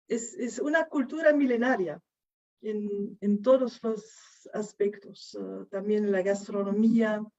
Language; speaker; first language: Spanish; non-native, fluent; Dutch